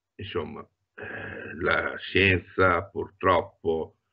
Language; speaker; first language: Italian; native; Italian